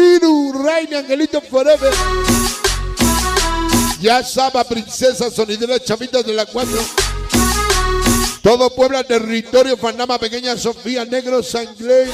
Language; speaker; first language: Spanish; native; Spanish